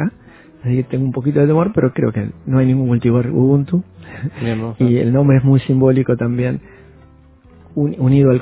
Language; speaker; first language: Spanish; native; Spanish